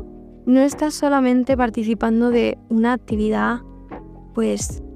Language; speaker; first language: Spanish; native; Spanish